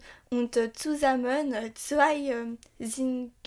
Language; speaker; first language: German; non-native, learner; French